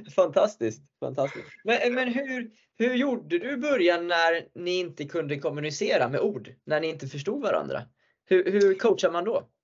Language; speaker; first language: Swedish; native; Swedish